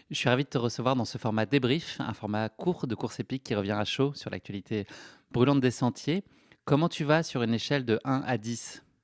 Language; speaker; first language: French; native; French